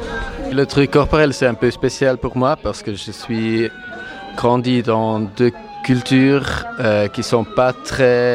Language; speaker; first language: French; non-native, local second language; German